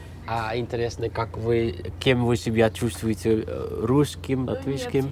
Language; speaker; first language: Russian; non-native, fluent; Dutch